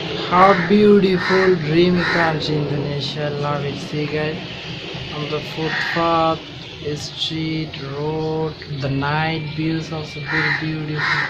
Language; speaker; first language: English; non-native, learner; Bangla